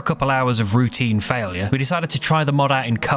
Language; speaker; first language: English; native; English